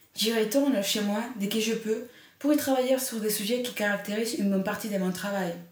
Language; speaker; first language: French; non-native, fluent; Spanish